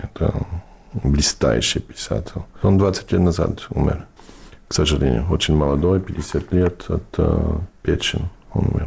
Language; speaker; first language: Russian; non-native, fluent; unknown